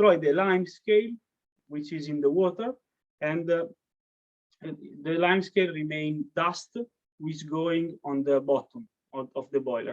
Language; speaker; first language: English; non-native, learner; Italian